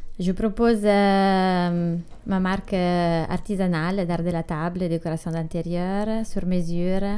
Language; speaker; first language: French; non-native, fluent; Italian